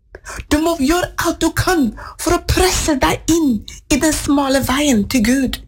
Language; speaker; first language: Norwegian; non-native, fluent; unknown